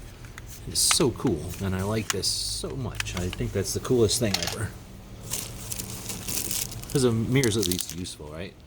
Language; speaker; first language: English; native; English